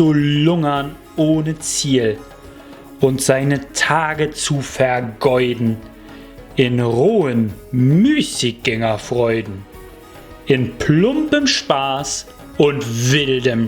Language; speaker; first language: German; native; German